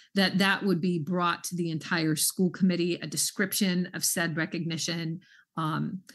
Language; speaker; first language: English; native; English